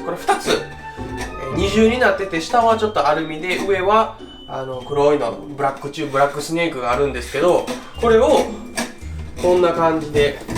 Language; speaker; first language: Japanese; native; Japanese